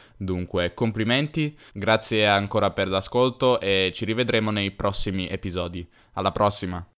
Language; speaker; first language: Italian; native; Italian